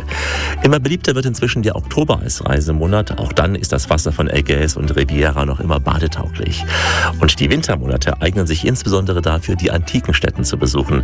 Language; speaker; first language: German; native; German